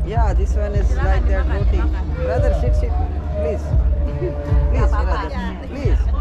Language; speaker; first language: English; non-native, learner; Urdu